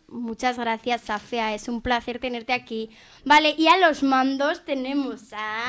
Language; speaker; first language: Spanish; native; Spanish